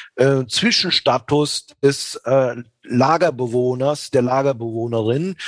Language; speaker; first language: German; native; German